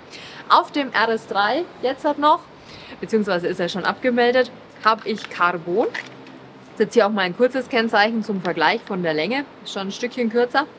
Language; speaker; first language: German; native; German